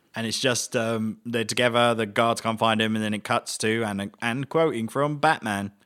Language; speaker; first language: English; native; English